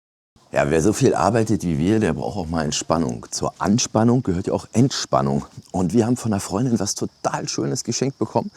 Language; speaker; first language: German; native; German